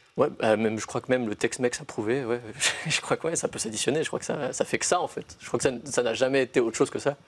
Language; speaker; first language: French; native; French